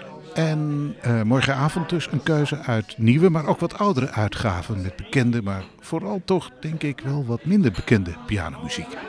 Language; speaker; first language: Dutch; native; Dutch